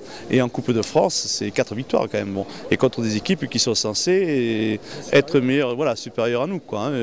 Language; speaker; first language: French; native; French